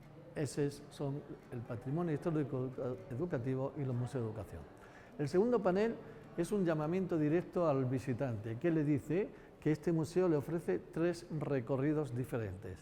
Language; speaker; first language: Spanish; native; Spanish